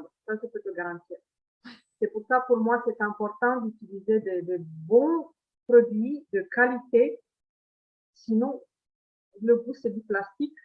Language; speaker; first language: French; non-native, fluent; Italian